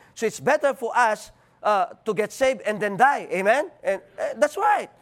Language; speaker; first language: English; non-native, local second language; Filipino